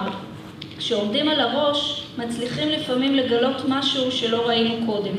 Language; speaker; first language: Hebrew; native; Hebrew